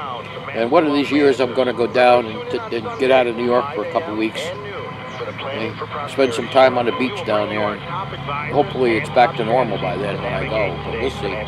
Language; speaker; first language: English; native; English